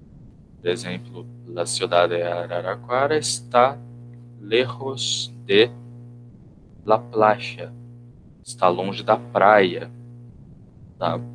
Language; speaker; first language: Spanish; non-native, fluent; Portuguese